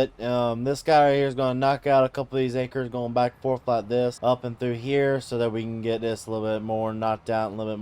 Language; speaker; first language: English; native; English